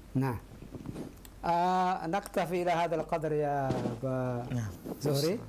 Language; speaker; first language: Arabic; non-native, fluent; Indonesian